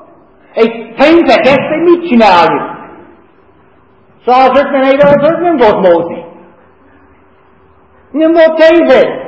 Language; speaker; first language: Hungarian; non-native, fluent; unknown